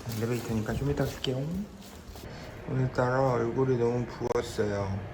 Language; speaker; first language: Korean; native; Korean